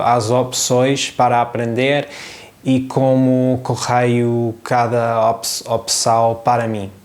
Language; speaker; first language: Portuguese; non-native, learner; English